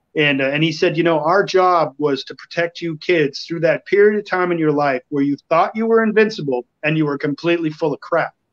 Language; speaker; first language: English; native; English